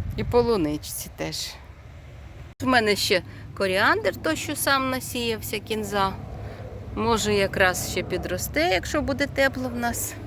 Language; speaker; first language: Ukrainian; non-native, local second language; Russian